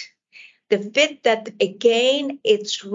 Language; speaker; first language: English; non-native, fluent; Persian